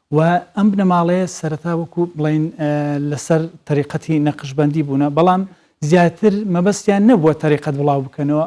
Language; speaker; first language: Central Kurdish; native; Central Kurdish